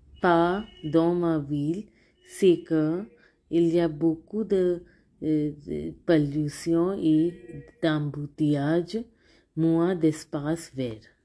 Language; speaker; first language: French; non-native, learner; Hindi